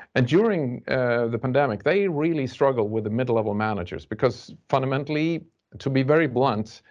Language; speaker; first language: English; non-native, fluent; Swedish